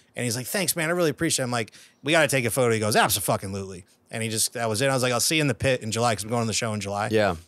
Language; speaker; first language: English; native; English